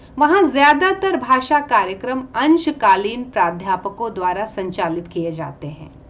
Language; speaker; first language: Hindi; native; Hindi